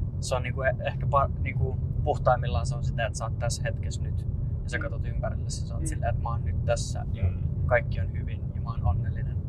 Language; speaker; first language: Finnish; native; Finnish